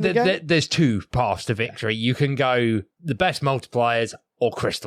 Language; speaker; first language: English; native; English